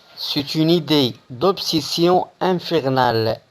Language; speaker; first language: French; non-native, local second language; Arabic